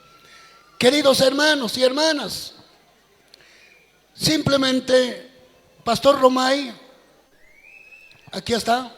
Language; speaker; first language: Spanish; native; Spanish